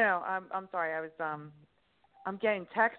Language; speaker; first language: English; native; English